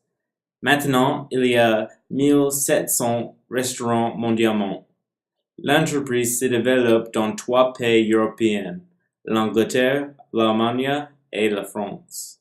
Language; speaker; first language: French; non-native, learner; English